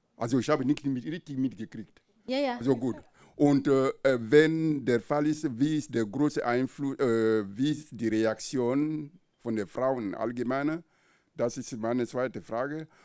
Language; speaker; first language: German; non-native, fluent; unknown